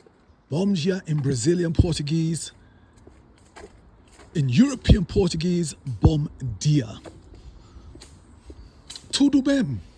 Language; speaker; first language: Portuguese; non-native, learner; English